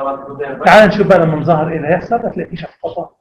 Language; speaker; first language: Arabic; native; Arabic